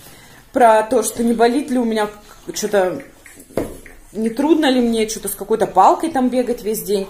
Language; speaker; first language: Russian; native; Russian